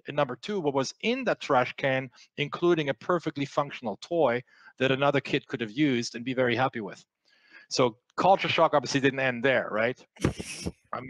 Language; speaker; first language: English; non-native, fluent; French